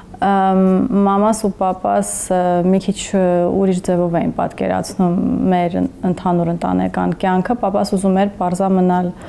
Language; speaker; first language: Armenian; early bilingual, heritage; English